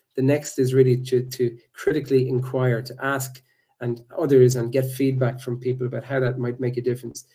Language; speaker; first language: English; native; English